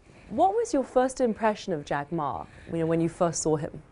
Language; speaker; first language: English; early bilingual, other home language; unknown